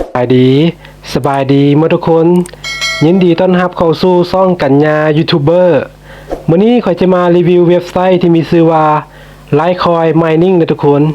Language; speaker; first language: Thai; non-native, local second language; Lao